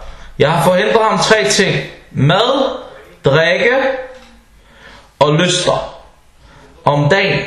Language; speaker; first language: Danish; early bilingual, other home language; Arabic